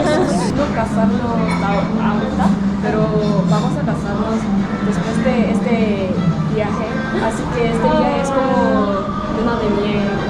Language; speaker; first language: Spanish; non-native, learner; Korean